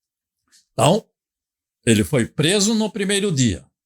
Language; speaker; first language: Portuguese; native; Portuguese